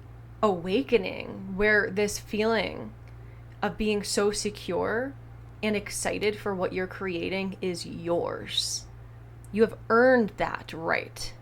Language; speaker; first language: English; native; English